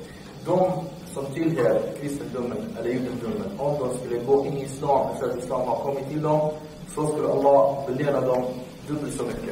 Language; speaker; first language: Swedish; non-native, fluent; Arabic